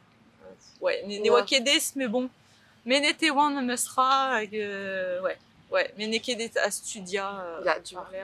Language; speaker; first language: French; native; French